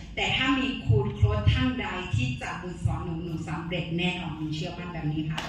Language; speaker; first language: Thai; non-native, fluent; Burmese